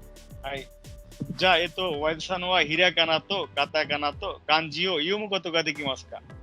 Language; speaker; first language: Japanese; non-native, fluent; Bangla